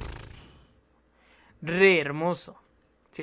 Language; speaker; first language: Spanish; native; Spanish